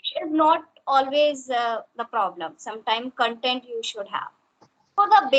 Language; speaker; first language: English; non-native, local second language; Hindi